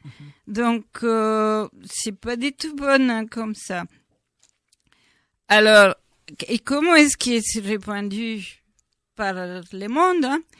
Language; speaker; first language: French; non-native, fluent; Spanish